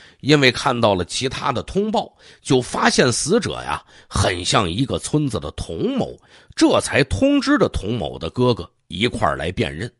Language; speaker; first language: Chinese; native; Chinese